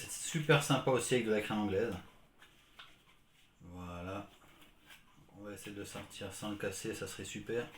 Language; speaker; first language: French; native; French